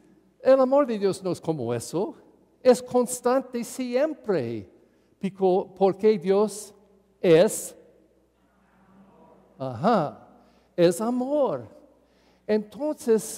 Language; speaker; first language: Spanish; non-native, fluent; English